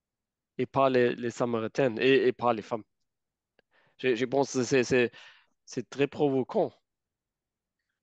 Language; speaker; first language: French; non-native, fluent; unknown